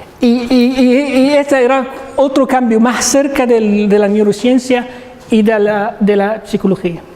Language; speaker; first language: Spanish; non-native, learner; Arabic